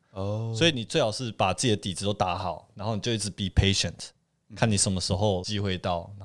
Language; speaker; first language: Chinese; early bilingual, heritage; Chinese